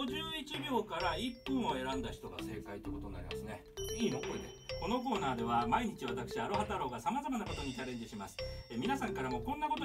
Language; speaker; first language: Japanese; native; Japanese